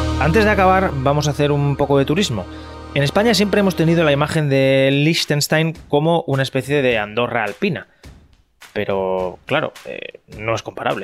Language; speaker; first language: Spanish; native; Spanish